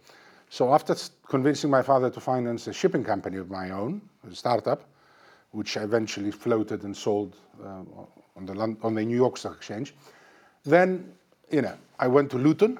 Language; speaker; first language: English; non-native, fluent; Greek